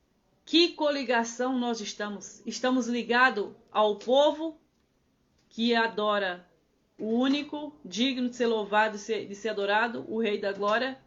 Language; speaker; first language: Portuguese; native; Portuguese